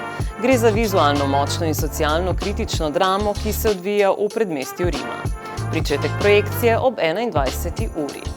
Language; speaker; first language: Slovenian; native; Slovenian